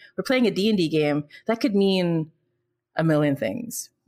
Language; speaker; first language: English; non-native, local second language; Filipino